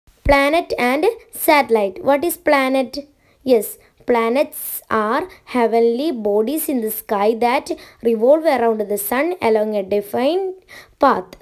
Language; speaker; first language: English; non-native, local second language; Malayalam